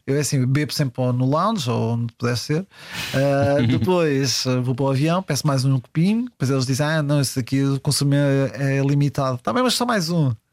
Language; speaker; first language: Portuguese; early bilingual, heritage; Portuguese